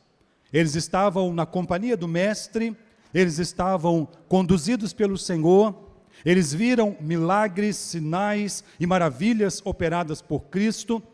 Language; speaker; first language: Portuguese; native; Portuguese